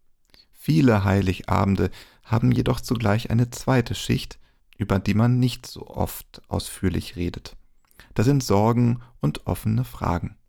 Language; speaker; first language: German; native; German